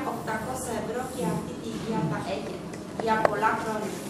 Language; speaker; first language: Greek; non-native, learner; Russian